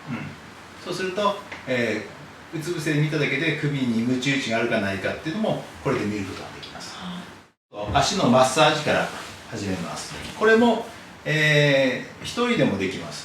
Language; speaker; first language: Japanese; native; Japanese